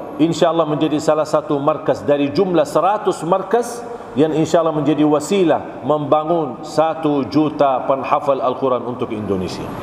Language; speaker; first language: Malay; non-native, fluent; Arabic